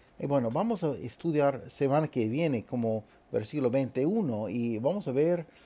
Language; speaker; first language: Spanish; non-native, fluent; English